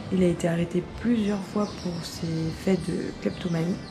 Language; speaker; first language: French; native; French